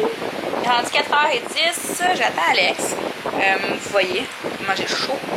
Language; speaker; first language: French; native; French